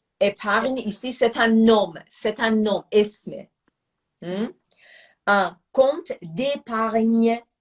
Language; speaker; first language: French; non-native, fluent; Persian